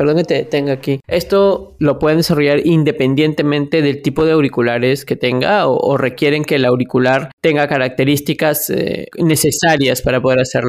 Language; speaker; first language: Spanish; native; Spanish